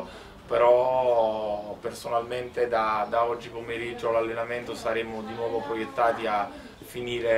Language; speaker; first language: Italian; native; Italian